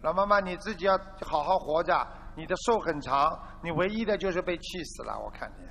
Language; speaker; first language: Chinese; native; Chinese